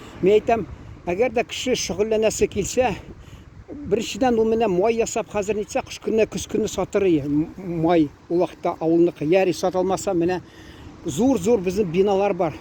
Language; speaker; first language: Tatar; native; Tatar